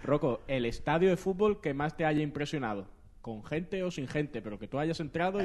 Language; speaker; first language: Spanish; native; Spanish